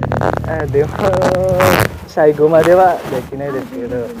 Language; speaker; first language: Japanese; non-native, learner; Indonesian